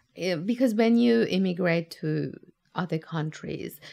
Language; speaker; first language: English; non-native, fluent; Persian